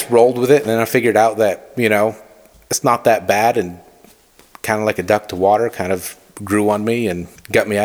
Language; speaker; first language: English; native; English